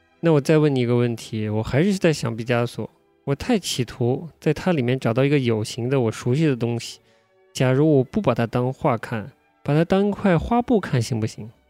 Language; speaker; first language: Chinese; native; Chinese